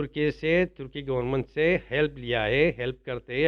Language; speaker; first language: Hindi; non-native, learner; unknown